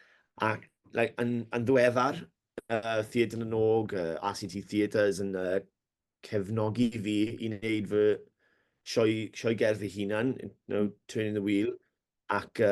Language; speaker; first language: Welsh; non-native, learner; English